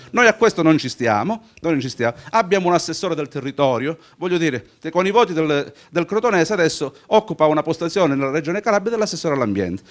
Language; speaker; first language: Italian; native; Italian